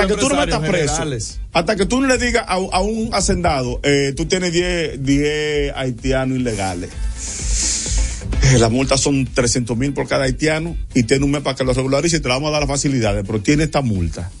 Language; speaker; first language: Spanish; native; Spanish